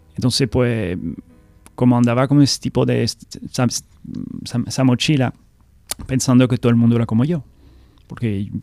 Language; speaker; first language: Spanish; non-native, fluent; French